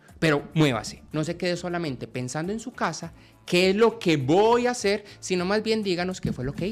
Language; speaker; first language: Spanish; native; Spanish